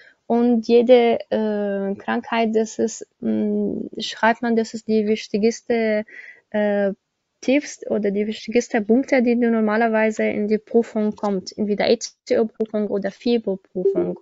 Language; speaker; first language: German; non-native, learner; Arabic